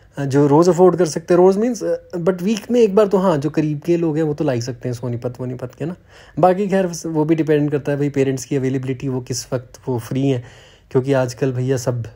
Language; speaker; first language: Hindi; native; Hindi